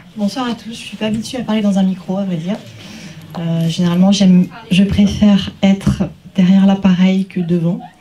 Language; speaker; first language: French; native; French